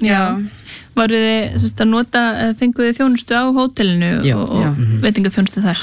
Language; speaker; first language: Icelandic; native; Icelandic